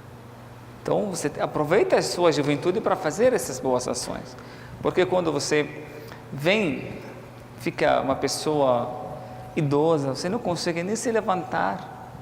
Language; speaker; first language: Portuguese; non-native, fluent; Arabic